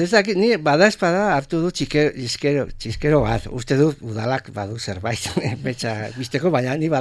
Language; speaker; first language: Basque; non-native, local second language; Spanish